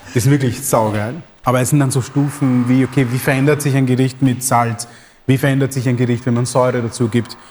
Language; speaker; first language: German; early bilingual, other home language; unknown